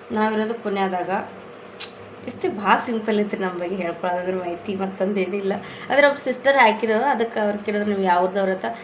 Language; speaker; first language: Kannada; native; Kannada